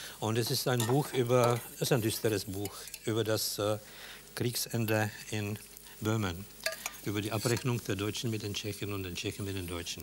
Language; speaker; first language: German; non-native, fluent; Czech